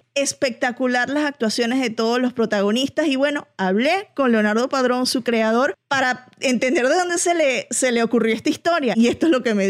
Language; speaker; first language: Spanish; native; Spanish